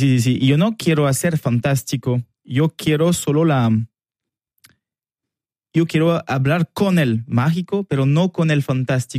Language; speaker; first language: Spanish; non-native, learner; French